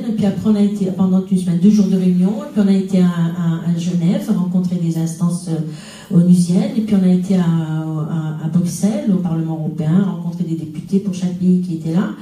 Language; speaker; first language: French; non-native, local second language; Arabic